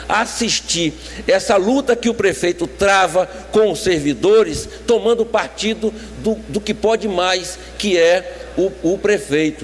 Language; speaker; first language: Portuguese; native; Portuguese